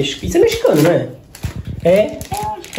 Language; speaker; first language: Portuguese; native; Portuguese